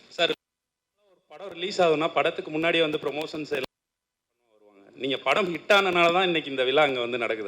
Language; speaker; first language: Tamil; native; Tamil